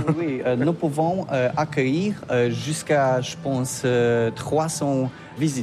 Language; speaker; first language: French; non-native, learner; Polish